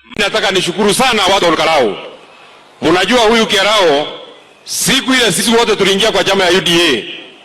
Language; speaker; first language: Swahili; non-native, local second language; Kikuyu